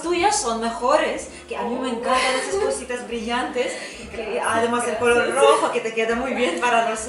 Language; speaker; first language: Spanish; non-native, fluent; Russian